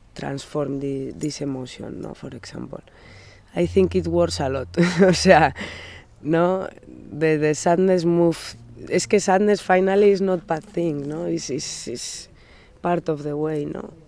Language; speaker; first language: English; non-native, learner; Spanish